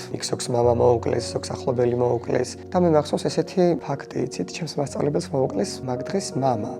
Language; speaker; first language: Georgian; non-native, local second language; Mingrelian